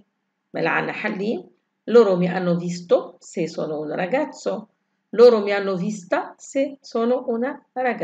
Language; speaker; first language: Italian; non-native, fluent; Arabic